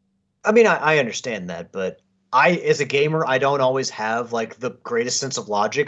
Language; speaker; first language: English; native; English